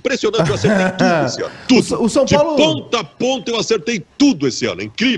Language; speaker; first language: Portuguese; native; Portuguese